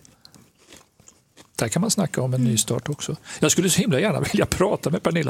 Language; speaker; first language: Swedish; native; Swedish